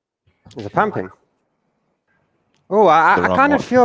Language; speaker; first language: English; native; English